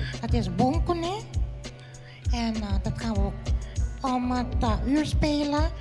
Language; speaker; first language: Dutch; non-native, local second language; Papiamento